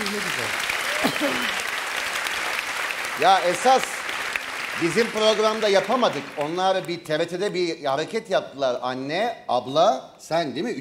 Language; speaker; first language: Turkish; native; Turkish